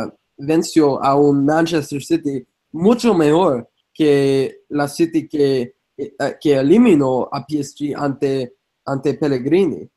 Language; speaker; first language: Spanish; non-native, fluent; English